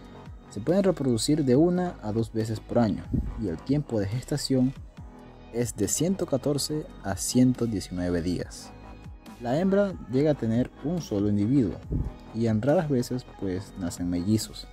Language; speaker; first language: Spanish; native; Spanish